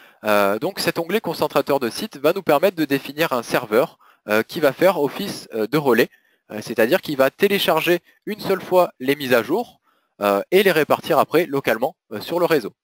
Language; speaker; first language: French; native; French